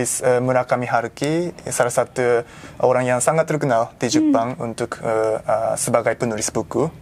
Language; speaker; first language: Indonesian; non-native, fluent; Japanese